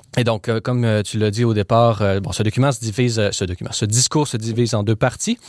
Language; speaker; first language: French; native; French